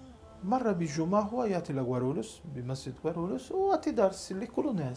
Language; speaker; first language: Arabic; non-native, learner; Portuguese